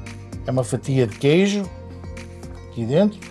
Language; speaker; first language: Portuguese; early bilingual, heritage; Portuguese